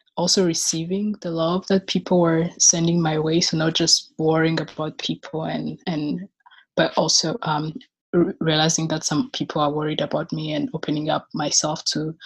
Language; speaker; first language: English; non-native, local second language; Kinyarwanda